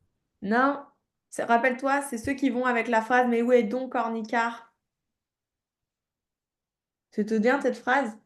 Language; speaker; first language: French; native; French